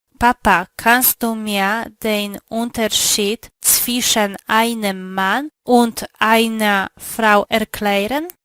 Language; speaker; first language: German; non-native, learner; Polish